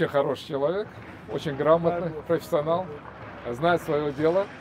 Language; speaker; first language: Russian; non-native, local second language; Uzbek